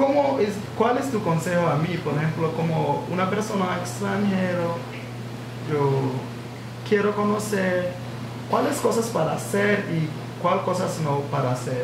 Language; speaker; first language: Spanish; non-native, learner; English